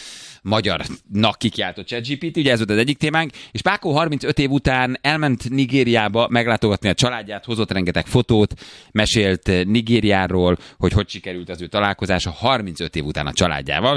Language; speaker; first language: Hungarian; native; Hungarian